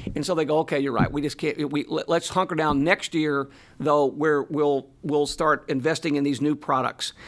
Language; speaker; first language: English; native; English